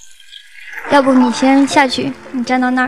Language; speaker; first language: Chinese; native; Chinese